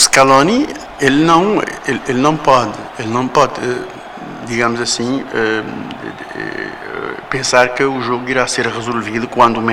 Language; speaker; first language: Portuguese; non-native, local second language; Kabuverdianu